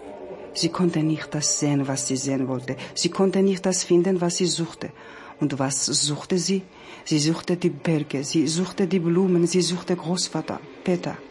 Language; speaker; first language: German; non-native, learner; Georgian